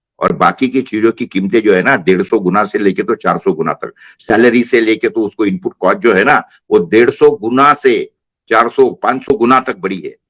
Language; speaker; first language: Hindi; non-native, local second language; Marathi